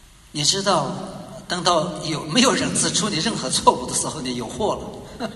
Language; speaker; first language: Chinese; native; Chinese